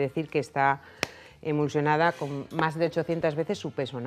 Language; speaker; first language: Spanish; native; Spanish